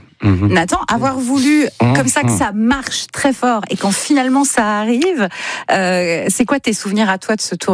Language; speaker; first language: French; native; French